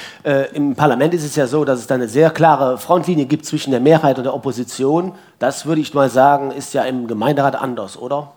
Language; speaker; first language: German; native; German